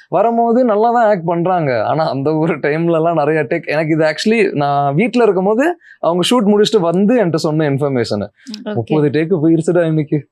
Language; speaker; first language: Tamil; native; Tamil